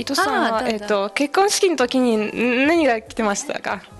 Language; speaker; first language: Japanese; non-native, fluent; Russian